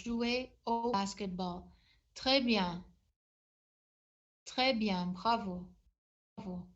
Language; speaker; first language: French; non-native, fluent; English